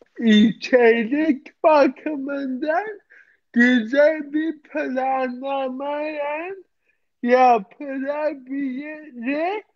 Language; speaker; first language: Turkish; early bilingual, heritage; Turkish